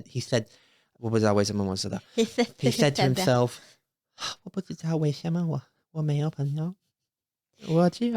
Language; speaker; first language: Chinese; non-native, learner; English